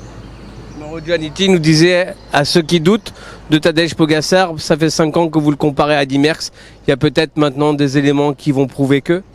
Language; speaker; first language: French; native; French